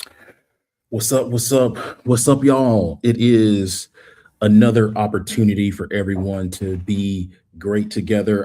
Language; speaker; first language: English; native; English